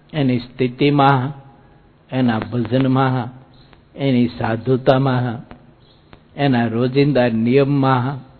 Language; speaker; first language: Gujarati; native; Gujarati